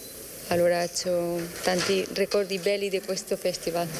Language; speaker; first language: Italian; non-native, fluent; Spanish